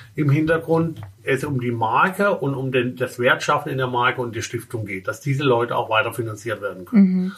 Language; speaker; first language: German; native; German